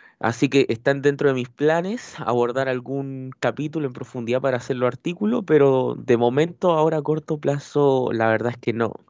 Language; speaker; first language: Spanish; native; Spanish